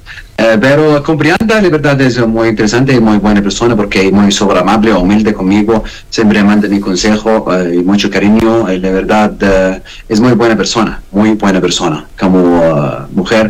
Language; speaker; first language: Spanish; non-native, learner; Arabic